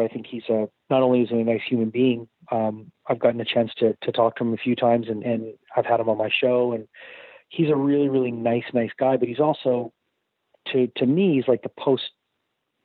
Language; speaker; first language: English; native; English